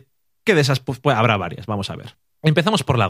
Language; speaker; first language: Spanish; native; Spanish